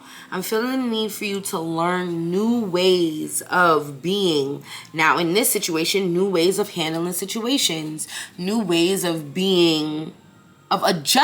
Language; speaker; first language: English; native; English